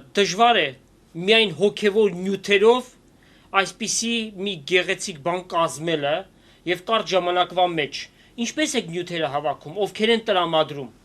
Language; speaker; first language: Armenian; native; Armenian